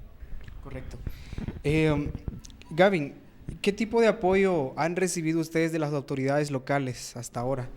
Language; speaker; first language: Spanish; native; Spanish